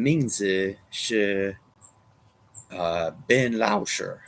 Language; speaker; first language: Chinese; non-native, learner; English